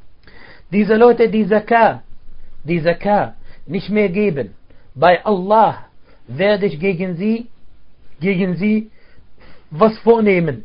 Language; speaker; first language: German; non-native, fluent; Arabic